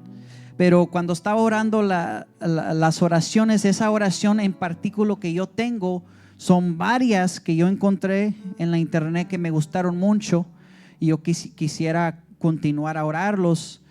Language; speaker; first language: Spanish; early bilingual, heritage; English